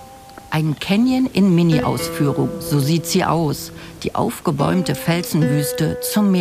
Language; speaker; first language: German; native; German